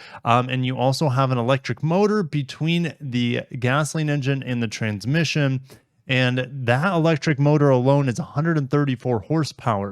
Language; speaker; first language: English; native; English